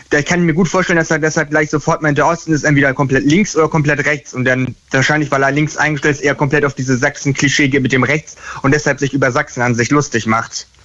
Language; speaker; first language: German; native; German